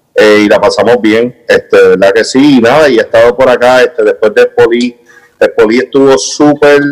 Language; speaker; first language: Spanish; early bilingual, heritage; Spanish